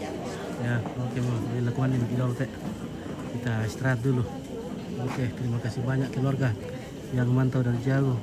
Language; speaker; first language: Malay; non-native, local second language; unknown